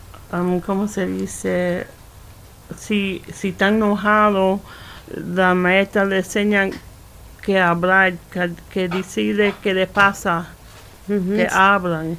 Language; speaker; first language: Spanish; early bilingual, heritage; Spanish